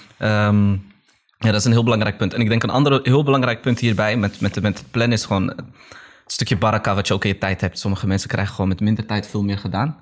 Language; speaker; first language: Dutch; early bilingual, other home language; Arabic